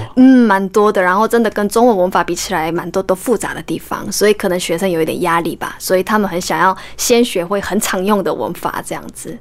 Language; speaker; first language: Chinese; non-native, fluent; Korean